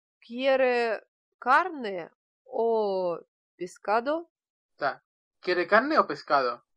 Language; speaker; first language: Spanish; non-native, fluent; Russian